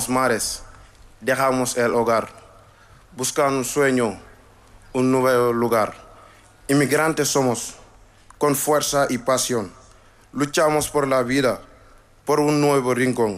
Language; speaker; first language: Spanish; non-native, fluent; Wolof